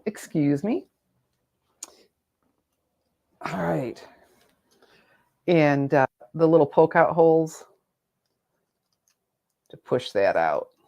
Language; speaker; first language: English; native; English